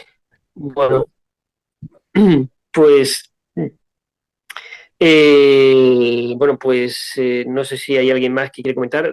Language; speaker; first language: Spanish; native; Spanish